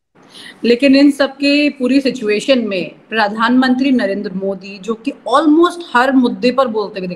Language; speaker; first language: Hindi; native; Hindi